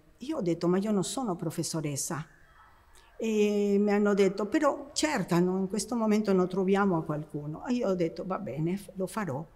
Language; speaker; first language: Italian; non-native, fluent; Spanish